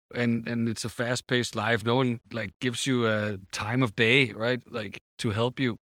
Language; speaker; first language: English; non-native, fluent; Danish